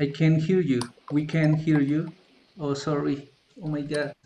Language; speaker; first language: English; non-native, learner; Spanish